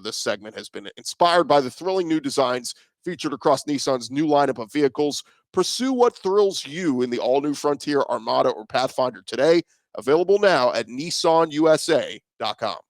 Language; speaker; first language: English; native; English